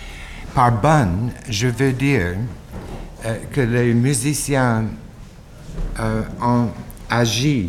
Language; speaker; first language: French; non-native, fluent; English